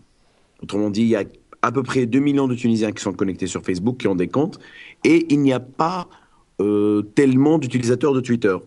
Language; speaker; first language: French; non-native, local second language; Arabic